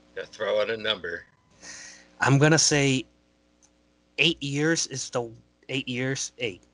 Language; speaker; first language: English; non-native, fluent; Spanish